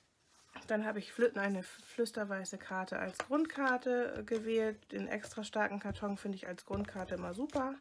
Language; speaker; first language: German; native; German